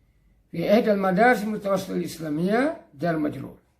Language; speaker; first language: Arabic; non-native, fluent; Indonesian